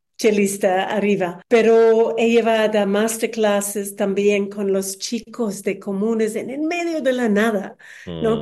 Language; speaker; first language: Spanish; non-native, fluent; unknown